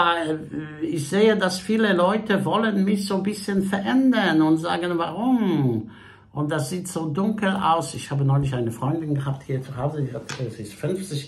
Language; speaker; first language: German; non-native, fluent; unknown